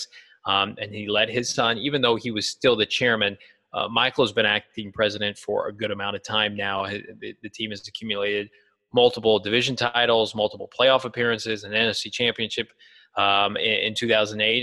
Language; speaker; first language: English; native; English